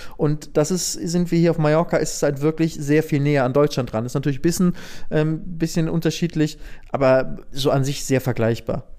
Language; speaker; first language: German; native; German